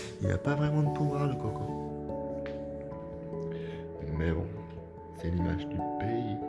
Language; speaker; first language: French; native; French